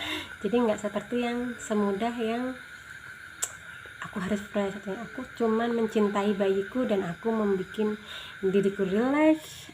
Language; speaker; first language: Indonesian; native; Indonesian